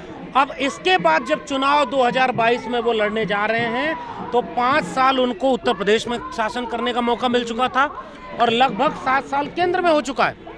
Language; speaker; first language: Hindi; native; Hindi